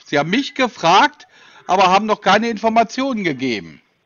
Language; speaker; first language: German; native; German